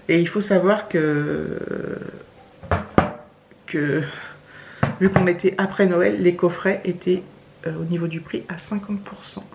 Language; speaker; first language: French; native; French